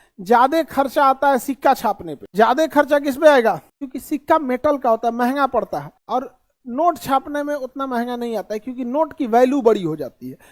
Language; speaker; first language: Hindi; native; Hindi